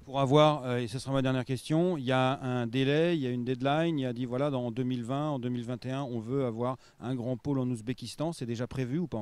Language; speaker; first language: French; native; French